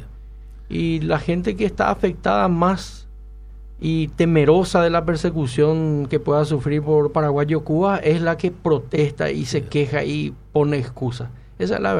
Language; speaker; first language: Spanish; native; Spanish